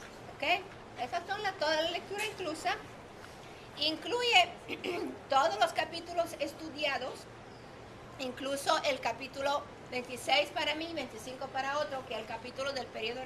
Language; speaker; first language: Spanish; non-native, fluent; Italian